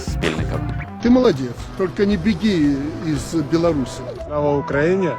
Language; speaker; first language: Ukrainian; non-native, learner; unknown